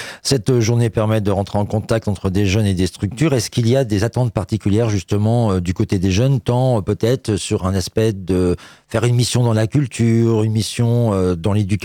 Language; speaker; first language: French; native; French